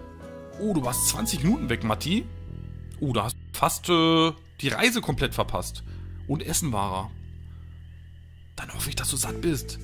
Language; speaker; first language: German; native; German